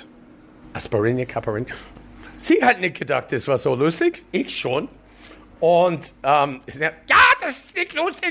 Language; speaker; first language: German; non-native, fluent; English